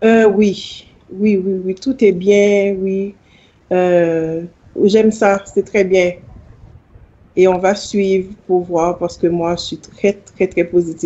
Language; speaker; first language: French; non-native, local second language; Haitian Creole